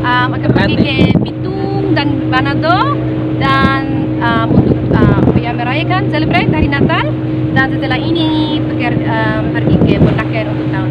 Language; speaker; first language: Indonesian; non-native, learner; English